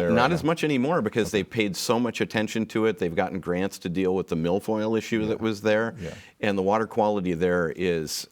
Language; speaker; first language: English; native; English